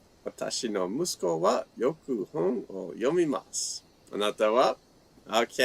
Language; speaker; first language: Japanese; non-native, fluent; English